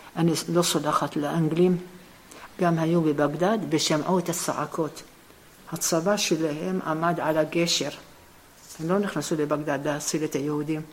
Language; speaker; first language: Hebrew; early bilingual, other home language; Arabic